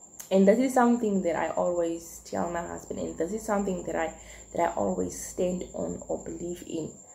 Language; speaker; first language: English; non-native, local second language; Afrikaans